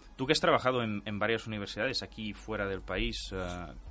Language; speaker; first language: Spanish; non-native, local second language; Catalan